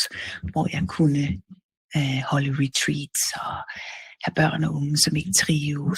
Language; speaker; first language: Danish; native; Danish